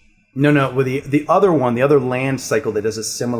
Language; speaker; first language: English; native; English